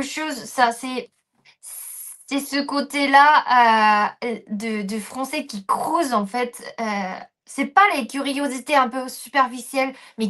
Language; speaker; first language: French; non-native, fluent; Japanese